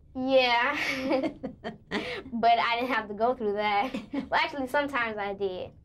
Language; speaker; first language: English; native; English